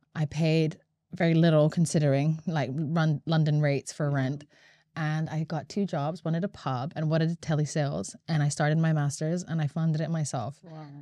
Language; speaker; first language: English; non-native, fluent; Latvian